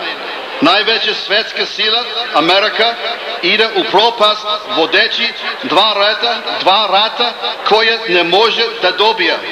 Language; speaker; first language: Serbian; non-native, learner; English